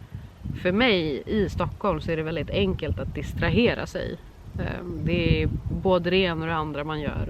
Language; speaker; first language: Swedish; native; Swedish